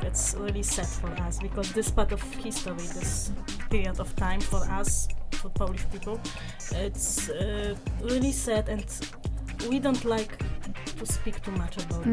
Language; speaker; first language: English; non-native, learner; Polish